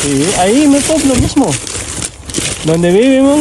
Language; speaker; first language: Spanish; non-native, learner; Filipino